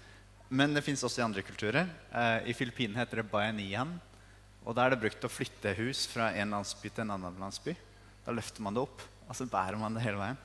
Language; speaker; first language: Norwegian; native; Norwegian